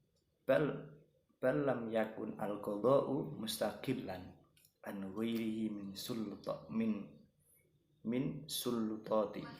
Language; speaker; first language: Arabic; non-native, learner; Indonesian